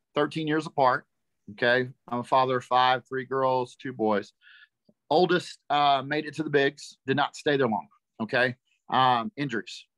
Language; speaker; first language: English; native; English